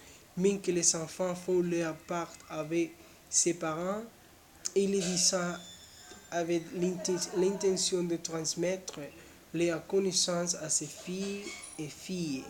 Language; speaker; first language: French; non-native, learner; Spanish